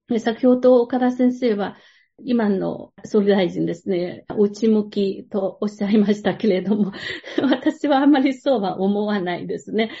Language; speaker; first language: Japanese; non-native, fluent; Chinese